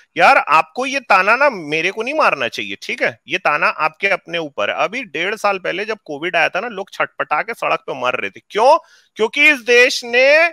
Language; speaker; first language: Hindi; native; Hindi